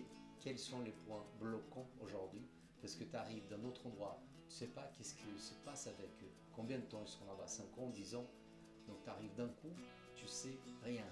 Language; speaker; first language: French; non-native, fluent; Portuguese